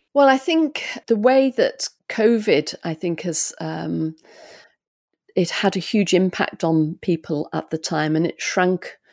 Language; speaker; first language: English; native; English